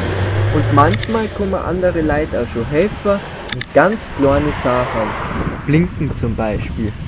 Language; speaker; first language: German; native; German